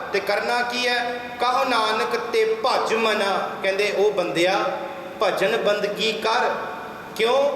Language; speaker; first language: Punjabi; early bilingual, heritage; Punjabi